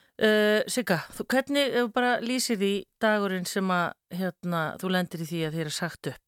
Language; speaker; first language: Icelandic; native; Icelandic